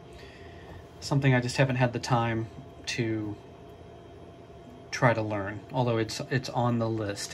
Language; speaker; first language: English; native; English